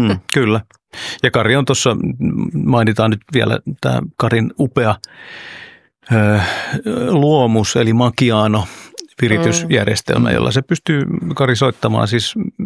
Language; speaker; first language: Finnish; early bilingual, other home language; Oromo